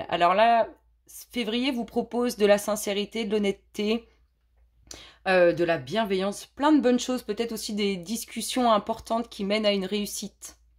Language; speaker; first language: French; native; French